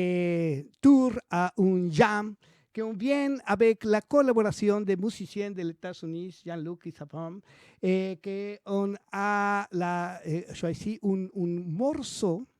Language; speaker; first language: French; non-native, learner; Spanish